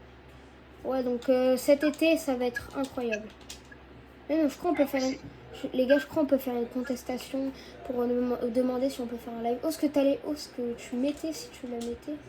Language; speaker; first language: French; native; French